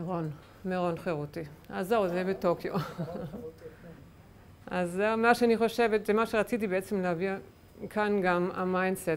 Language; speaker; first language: Hebrew; non-native, fluent; German